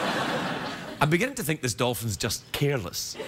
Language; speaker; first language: English; native; English